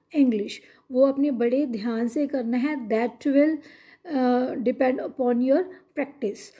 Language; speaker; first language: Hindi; non-native, local second language; Punjabi